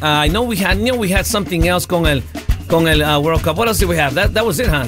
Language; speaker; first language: English; early bilingual, other home language; Spanish